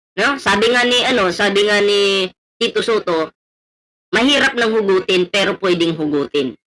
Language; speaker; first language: Filipino; non-native, local second language; Cebuano